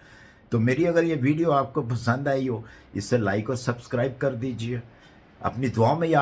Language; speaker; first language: Urdu; native; Urdu